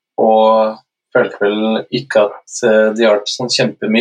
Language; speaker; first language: Norwegian; native; Norwegian